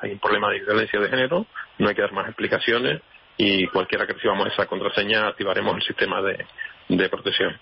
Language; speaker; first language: Spanish; native; Spanish